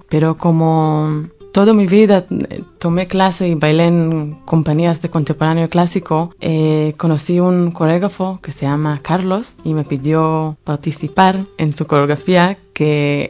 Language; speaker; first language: Spanish; non-native, fluent; Hebrew